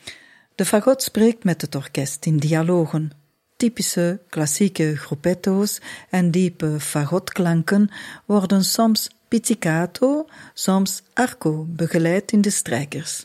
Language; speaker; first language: Dutch; native; Dutch